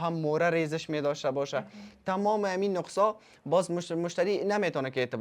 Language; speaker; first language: Persian; native; Persian